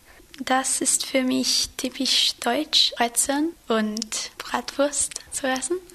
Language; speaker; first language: German; non-native, learner; English